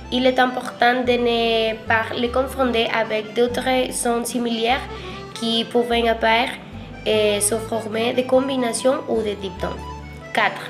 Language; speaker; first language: French; non-native, learner; Spanish